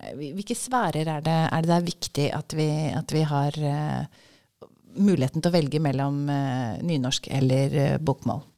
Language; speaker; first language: Norwegian; early bilingual, other home language; English